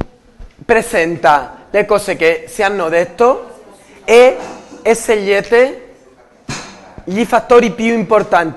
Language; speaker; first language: Italian; non-native, learner; Spanish